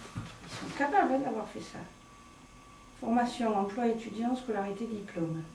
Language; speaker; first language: French; native; French